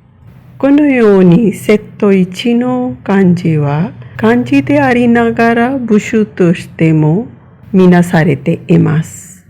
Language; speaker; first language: Japanese; non-native, fluent; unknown